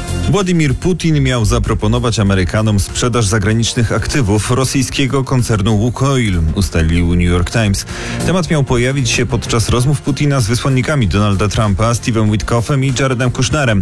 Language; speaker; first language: Polish; native; Polish